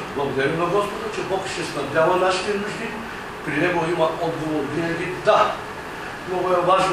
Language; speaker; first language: Bulgarian; non-native, local second language; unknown